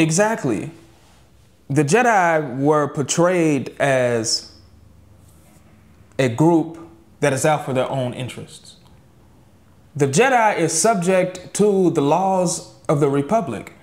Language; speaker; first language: English; native; English